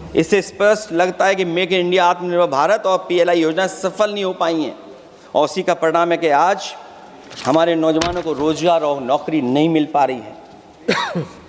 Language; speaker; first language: Hindi; native; Hindi